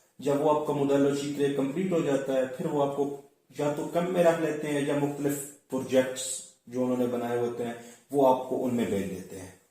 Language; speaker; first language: Urdu; non-native, local second language; Punjabi